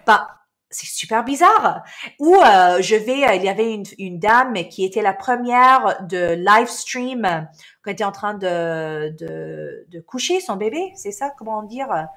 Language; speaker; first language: French; non-native, local second language; Arabic